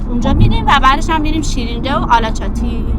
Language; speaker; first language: Persian; native; Persian